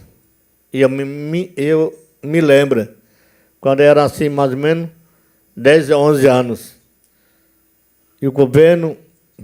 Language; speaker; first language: Portuguese; non-native, local second language; Yanomámi